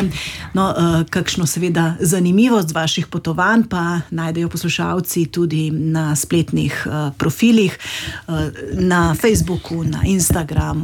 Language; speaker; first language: Slovenian; native; Slovenian